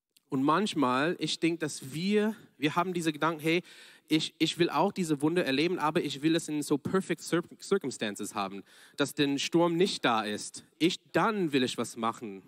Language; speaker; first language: German; non-native, fluent; English